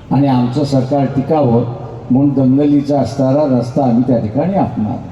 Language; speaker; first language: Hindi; non-native, local second language; Marathi